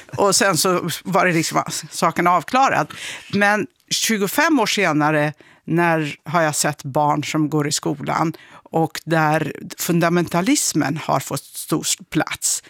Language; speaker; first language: Swedish; early bilingual, other home language; Kurdish